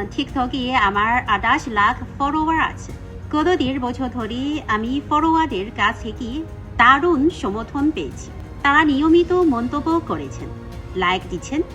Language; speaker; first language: Bangla; non-native, fluent; Chinese